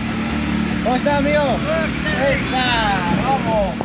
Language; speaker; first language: Spanish; non-native, learner; English